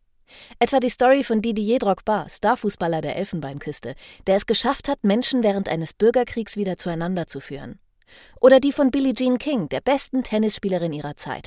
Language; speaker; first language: German; native; German